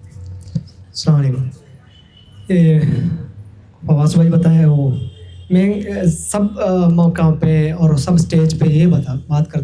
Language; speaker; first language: Hindi; non-native, local second language; Malayalam